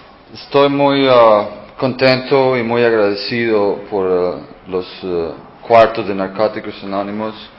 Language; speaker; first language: Spanish; early bilingual, heritage; Spanish